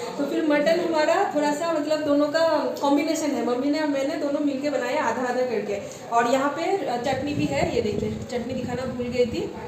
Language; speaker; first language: Hindi; non-native, local second language; Bangla